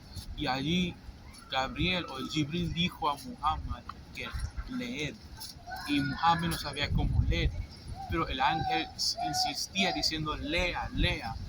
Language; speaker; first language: Spanish; non-native, fluent; English